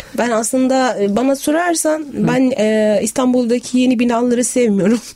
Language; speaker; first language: Turkish; non-native, fluent; Arabic